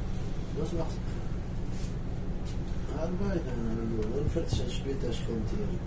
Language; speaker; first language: German; non-native, learner; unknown